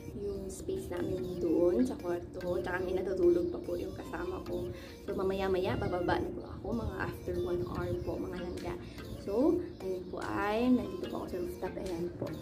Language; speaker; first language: Filipino; non-native, local second language; Cebuano